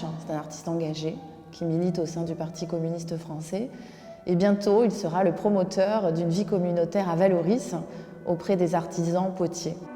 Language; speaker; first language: French; native; French